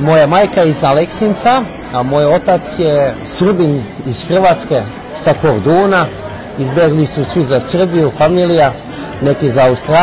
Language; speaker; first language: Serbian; early bilingual, heritage; Serbian